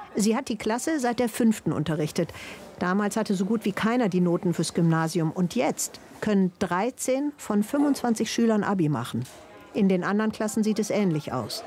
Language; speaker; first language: German; native; German